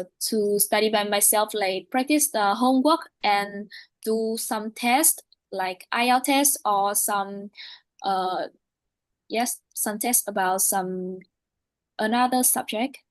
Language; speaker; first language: English; non-native, learner; Vietnamese